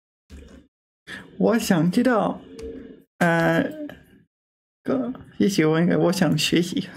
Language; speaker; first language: Chinese; non-native, learner; English